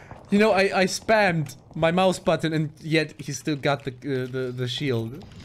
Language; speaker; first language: English; non-native, fluent; German